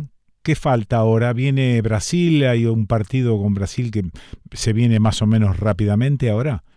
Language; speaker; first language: Spanish; native; Spanish